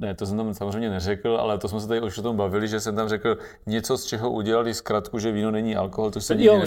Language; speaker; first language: Czech; native; Czech